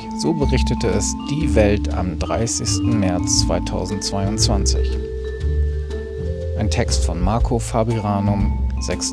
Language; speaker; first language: German; native; German